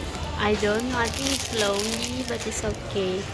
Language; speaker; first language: English; non-native, learner; Serbian